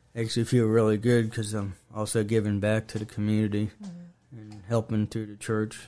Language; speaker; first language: English; native; English